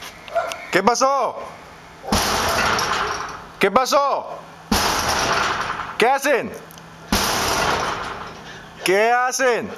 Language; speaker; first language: Spanish; native; Spanish